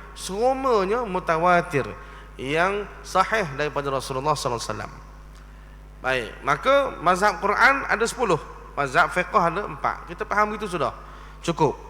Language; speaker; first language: Malay; native; Malay